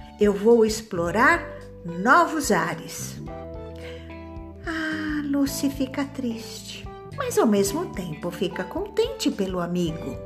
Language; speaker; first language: Portuguese; native; Portuguese